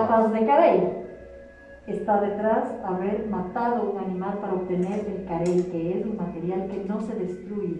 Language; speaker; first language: Spanish; native; Spanish